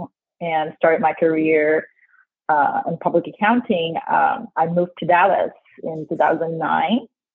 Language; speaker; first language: English; non-native, fluent; Spanish